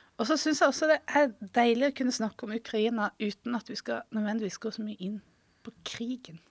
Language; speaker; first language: Norwegian; native; Norwegian